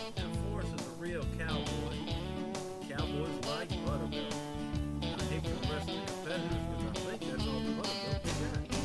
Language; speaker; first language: English; native; English